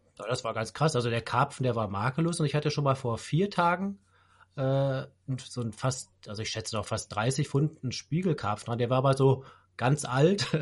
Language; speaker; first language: German; native; German